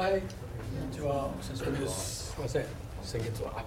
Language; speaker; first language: Japanese; native; Japanese